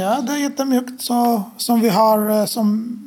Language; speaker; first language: Swedish; non-native, fluent; Arabic